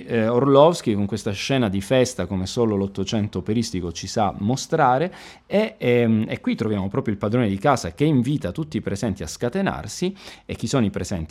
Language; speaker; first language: Italian; native; Italian